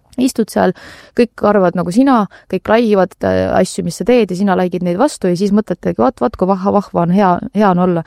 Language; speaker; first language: Estonian; non-native, local second language; Russian